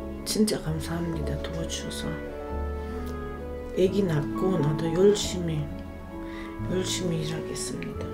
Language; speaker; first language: Korean; non-native, learner; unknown